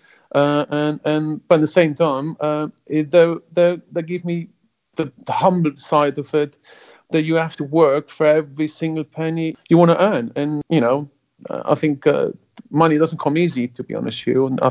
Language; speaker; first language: English; non-native, fluent; German